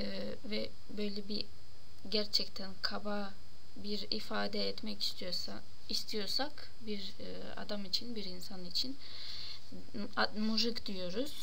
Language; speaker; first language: Turkish; non-native, fluent; Russian